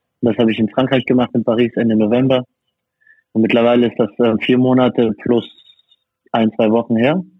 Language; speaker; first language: German; non-native, fluent; French